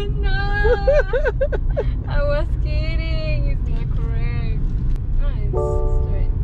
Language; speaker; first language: English; non-native, learner; Spanish